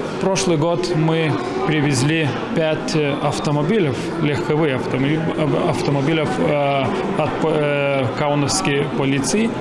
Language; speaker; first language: Russian; non-native, fluent; Lithuanian